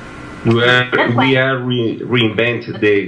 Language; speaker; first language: English; non-native, learner; Spanish